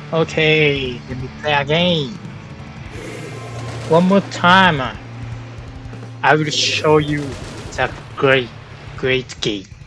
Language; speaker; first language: English; non-native, learner; Japanese